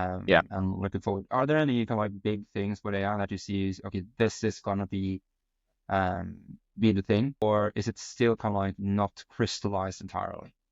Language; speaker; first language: English; non-native, fluent; Norwegian